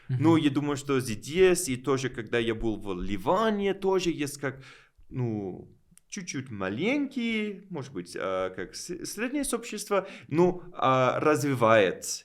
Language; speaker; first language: Russian; non-native, learner; English